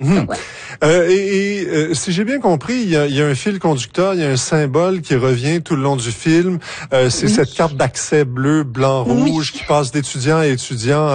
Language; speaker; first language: French; native; French